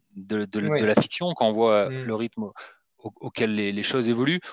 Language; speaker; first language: French; native; French